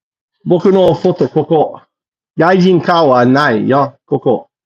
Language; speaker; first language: Japanese; non-native, learner; English